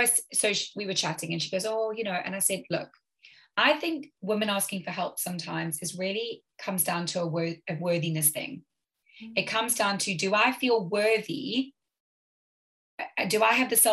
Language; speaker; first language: English; native; English